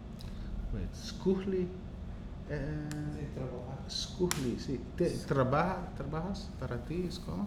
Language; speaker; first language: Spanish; non-native, learner; English